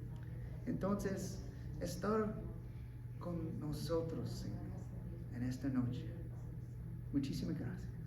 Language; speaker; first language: Spanish; non-native, learner; English